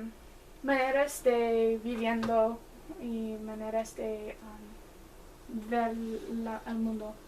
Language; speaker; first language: Spanish; non-native, learner; English